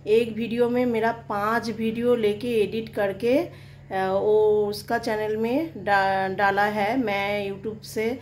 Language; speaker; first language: Hindi; non-native, local second language; Bangla